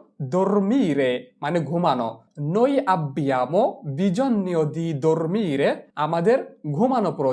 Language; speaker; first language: Italian; non-native, fluent; Bangla